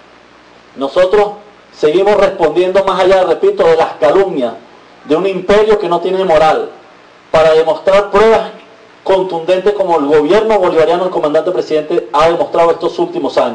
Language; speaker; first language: Spanish; native; Spanish